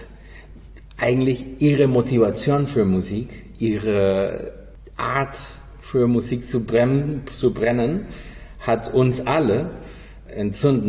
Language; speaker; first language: German; non-native, fluent; Spanish